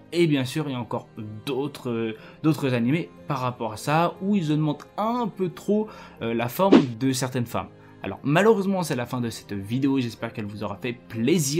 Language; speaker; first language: French; native; French